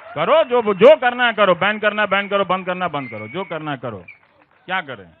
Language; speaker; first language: Hindi; non-native, local second language; Bhojpuri